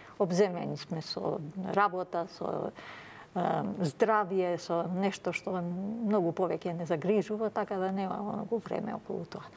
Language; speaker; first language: Macedonian; early bilingual, other home language; Serbian